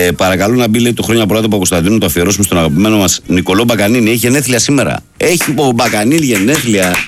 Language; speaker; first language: Greek; native; Greek